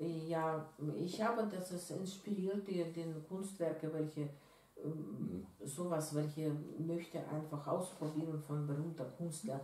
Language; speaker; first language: German; non-native, learner; Russian